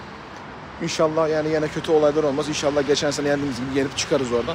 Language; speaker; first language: Turkish; native; Turkish